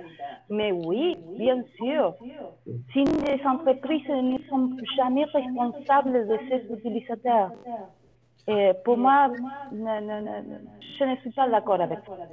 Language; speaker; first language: French; non-native, learner; Spanish